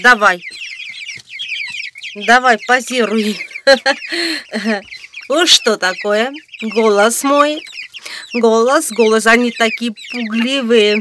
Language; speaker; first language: Russian; non-native, fluent; Armenian